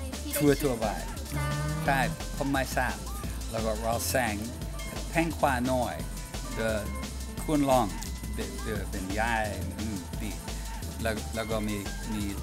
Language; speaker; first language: Thai; non-native, learner; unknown